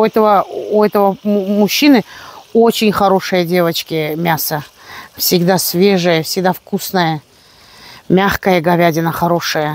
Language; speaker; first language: Russian; native; Russian